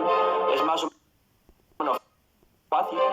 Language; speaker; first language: Spanish; non-native, fluent; English